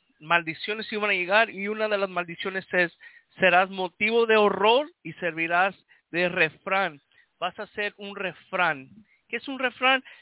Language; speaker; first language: Spanish; early bilingual, heritage; Spanish